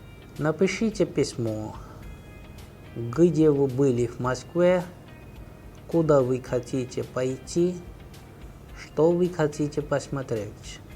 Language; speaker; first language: Russian; non-native, fluent; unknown